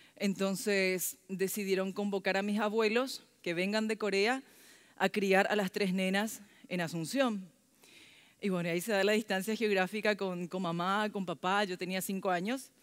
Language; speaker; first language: Spanish; early bilingual, other home language; Korean